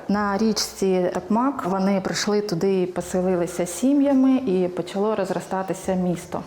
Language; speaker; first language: Ukrainian; native; Ukrainian